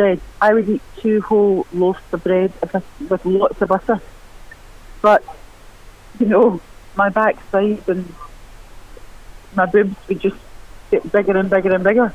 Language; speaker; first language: English; native; English